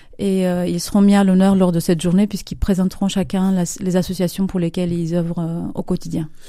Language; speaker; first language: French; non-native, fluent; Romanian